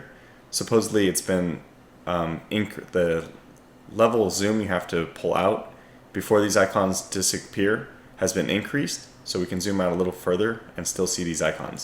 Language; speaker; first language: English; native; English